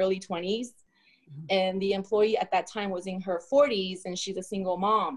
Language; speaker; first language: English; early bilingual, other home language; Chinese